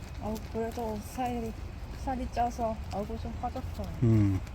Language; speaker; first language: Korean; non-native, learner; Vietnamese